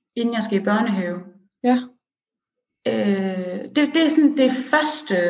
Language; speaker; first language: Danish; early bilingual, other home language; Persian